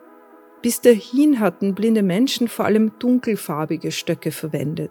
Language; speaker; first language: German; native; German